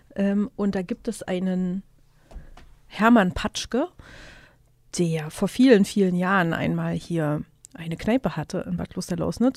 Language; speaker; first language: German; native; German